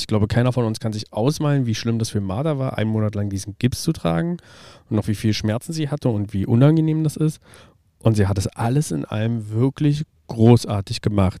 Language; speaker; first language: German; native; German